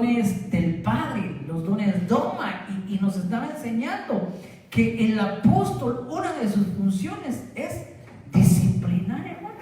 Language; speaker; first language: Spanish; native; Spanish